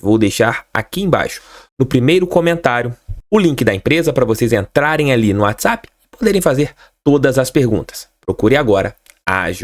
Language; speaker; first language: Portuguese; native; Portuguese